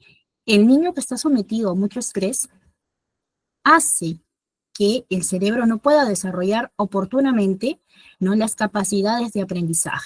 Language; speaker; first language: Spanish; native; Spanish